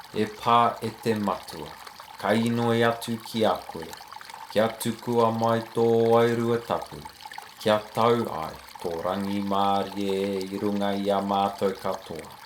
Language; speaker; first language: Māori; non-native, local second language; English